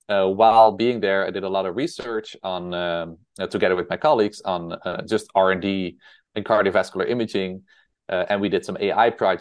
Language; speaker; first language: English; non-native, fluent; Dutch